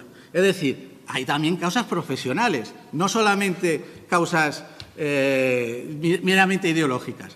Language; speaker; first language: Spanish; native; Spanish